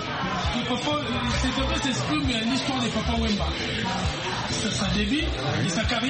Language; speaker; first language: French; non-native, local second language; Lingala